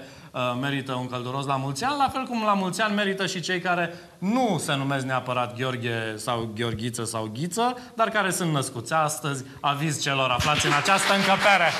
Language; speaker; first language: Romanian; native; Romanian